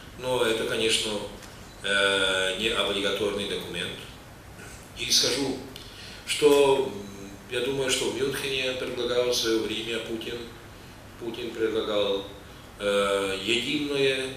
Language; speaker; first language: Russian; non-native, fluent; Czech